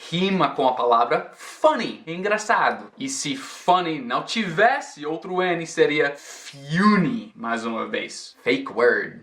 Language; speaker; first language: Portuguese; non-native, fluent; English